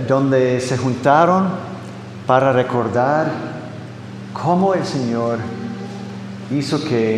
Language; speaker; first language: Spanish; non-native, fluent; English